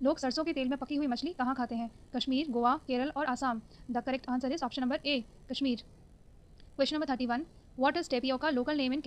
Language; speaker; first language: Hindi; native; Hindi